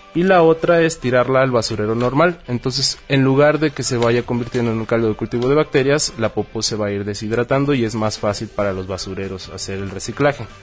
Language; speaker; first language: Spanish; native; Spanish